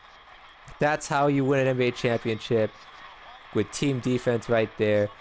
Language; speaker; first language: English; native; English